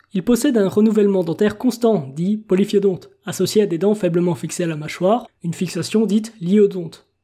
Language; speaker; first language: French; native; French